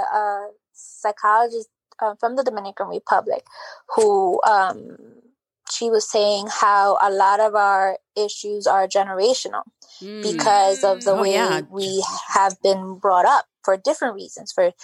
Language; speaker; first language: English; native; English